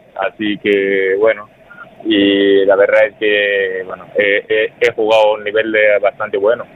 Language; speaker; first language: Spanish; non-native, fluent; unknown